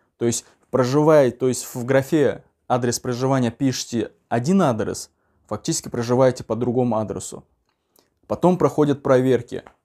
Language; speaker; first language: Russian; non-native, local second language; Uzbek